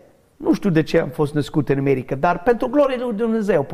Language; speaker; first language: Romanian; non-native, learner; English